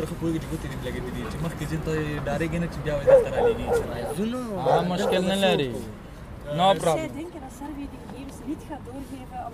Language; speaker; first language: Dutch; non-native, learner; Pashto